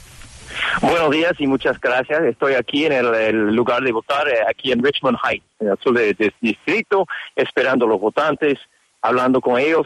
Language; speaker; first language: Spanish; non-native, learner; English